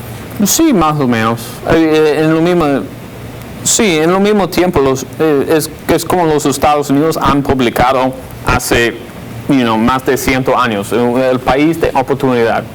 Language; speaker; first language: Spanish; non-native, fluent; English